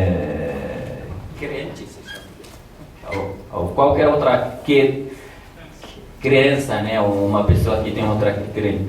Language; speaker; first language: Portuguese; non-native, fluent; Tamasheq